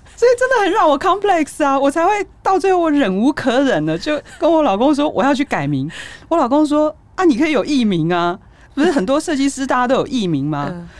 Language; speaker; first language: Chinese; native; Chinese